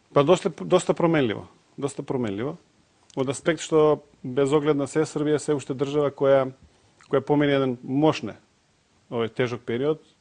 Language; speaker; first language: Macedonian; non-native, local second language; Serbian